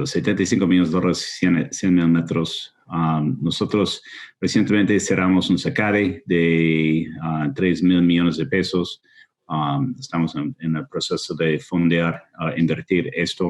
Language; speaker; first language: Spanish; non-native, fluent; English